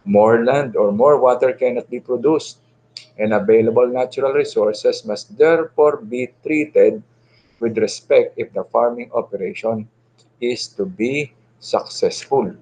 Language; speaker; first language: English; non-native, local second language; Filipino